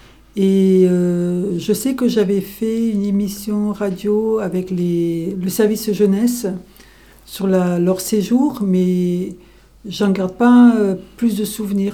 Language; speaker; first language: French; native; French